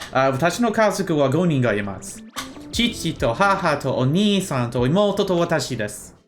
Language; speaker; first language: Japanese; non-native, learner; English